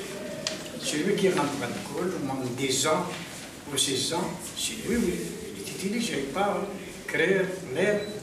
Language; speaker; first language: French; non-native, learner; Arabic